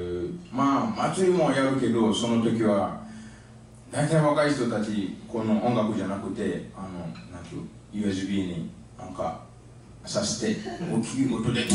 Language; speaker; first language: Japanese; non-native, fluent; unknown